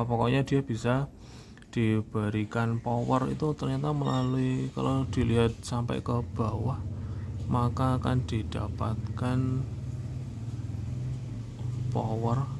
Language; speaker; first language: Indonesian; native; Indonesian